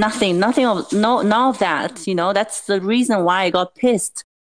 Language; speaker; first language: English; non-native, fluent; Chinese